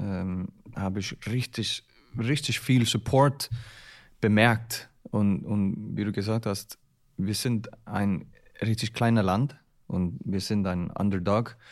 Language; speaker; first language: German; non-native, learner; Icelandic